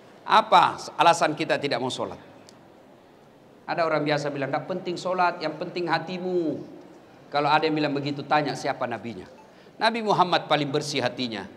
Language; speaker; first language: Malay; non-native, local second language; Buginese